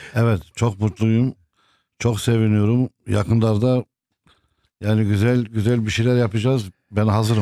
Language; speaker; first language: Turkish; early bilingual, heritage; Turkish